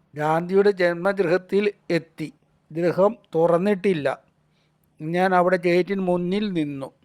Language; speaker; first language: Malayalam; native; Malayalam